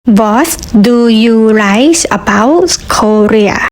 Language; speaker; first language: English; non-native, learner; Thai